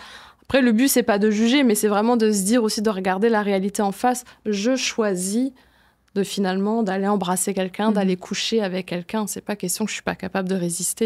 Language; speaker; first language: French; native; French